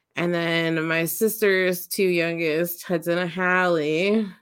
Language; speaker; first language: English; native; English